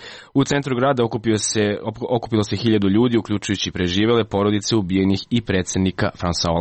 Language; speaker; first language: Serbian; native; Serbian